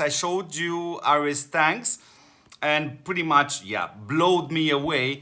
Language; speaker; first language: English; non-native, fluent; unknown